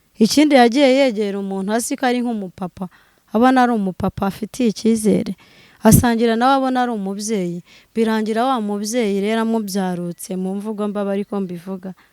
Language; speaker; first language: Kinyarwanda; native; Kinyarwanda